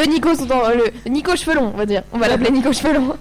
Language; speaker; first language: French; native; French